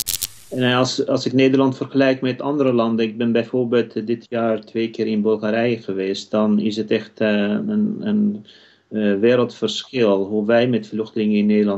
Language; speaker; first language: Dutch; non-native, fluent; Kurdish